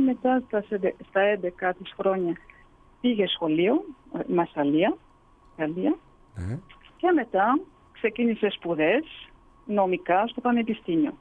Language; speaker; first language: Greek; early bilingual, heritage; Greek